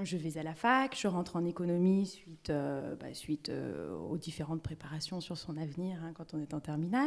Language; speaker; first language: French; native; French